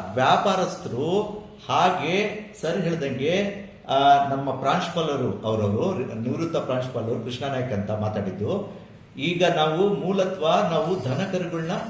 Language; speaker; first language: Kannada; non-native, local second language; Lambadi